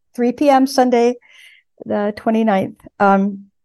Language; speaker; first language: English; native; English